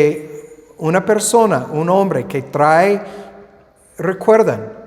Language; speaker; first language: Spanish; non-native, fluent; English